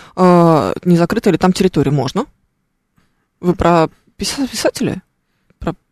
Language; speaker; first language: Russian; native; Russian